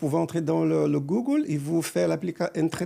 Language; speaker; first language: French; non-native, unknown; Portuguese